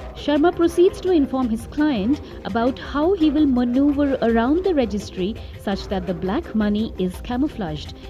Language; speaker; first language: English; non-native, local second language; Hindi